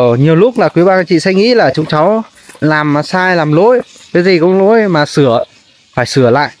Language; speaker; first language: Vietnamese; non-native, local second language; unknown